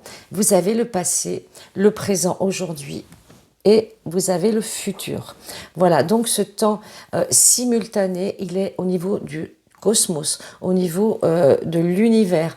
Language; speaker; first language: French; native; French